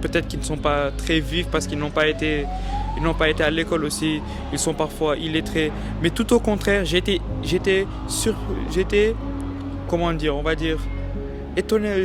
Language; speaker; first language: French; non-native, local second language; Wolof